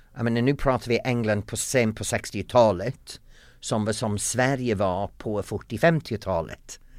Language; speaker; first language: Swedish; non-native, fluent; English